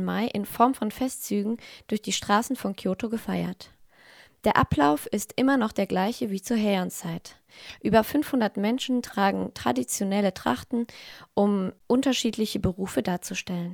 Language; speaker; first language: German; native; German